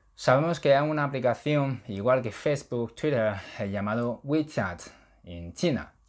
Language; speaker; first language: Spanish; non-native, fluent; Chinese